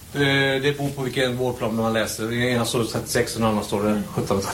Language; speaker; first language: Swedish; native; Swedish